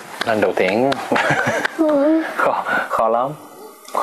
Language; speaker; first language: Vietnamese; non-native, learner; Swedish